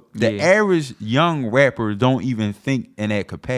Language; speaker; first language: English; native; English